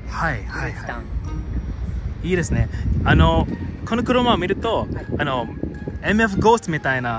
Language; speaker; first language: Japanese; non-native, fluent; English